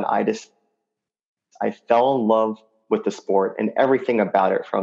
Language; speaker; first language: English; native; English